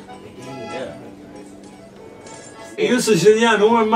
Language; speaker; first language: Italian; early bilingual, heritage; English